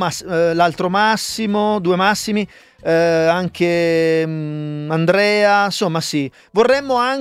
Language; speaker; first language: Italian; native; Italian